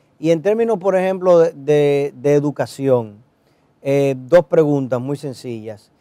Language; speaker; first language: Spanish; native; Spanish